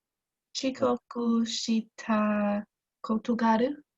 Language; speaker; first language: Japanese; non-native, learner; English